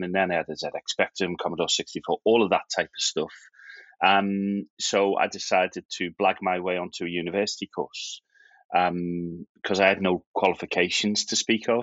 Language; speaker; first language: English; native; English